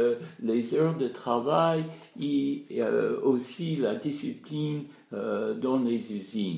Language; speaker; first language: French; non-native, fluent; English